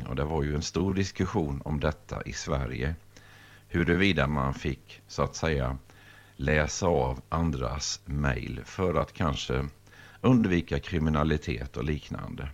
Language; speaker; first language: Swedish; native; Swedish